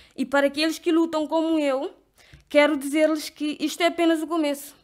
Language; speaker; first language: Portuguese; non-native, local second language; Kabuverdianu